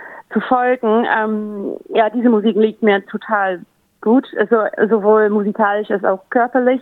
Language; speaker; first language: German; native; German